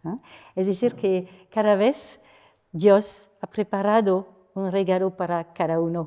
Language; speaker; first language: Spanish; non-native, learner; French